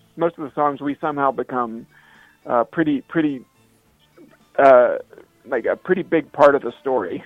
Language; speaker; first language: English; native; English